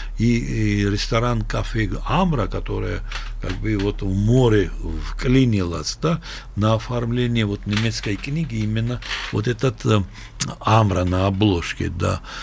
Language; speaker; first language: Russian; non-native, local second language; Georgian